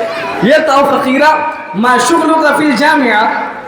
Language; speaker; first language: Arabic; non-native, learner; Urdu